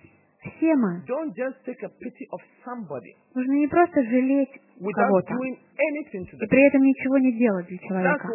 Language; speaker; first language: Russian; native; Russian